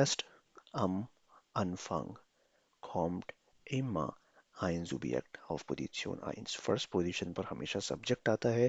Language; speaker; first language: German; non-native, fluent; Urdu